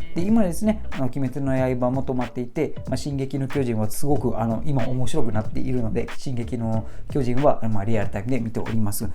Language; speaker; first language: Japanese; non-native, fluent; Malay